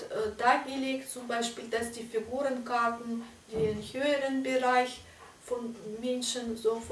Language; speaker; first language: German; non-native, fluent; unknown